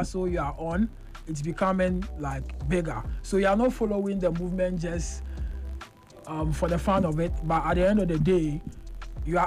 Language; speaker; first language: English; non-native, local second language; Akan